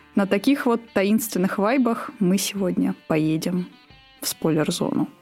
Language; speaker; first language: Russian; native; Russian